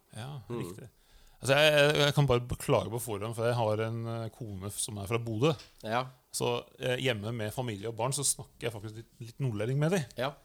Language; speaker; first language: Norwegian; non-native, fluent; English